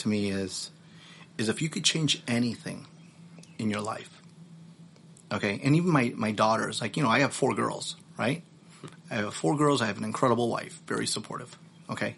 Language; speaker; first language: English; early bilingual, other home language; Filipino